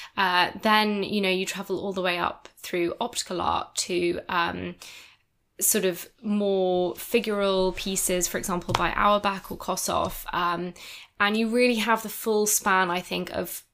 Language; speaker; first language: English; native; English